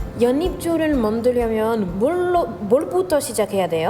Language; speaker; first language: Korean; non-native, fluent; French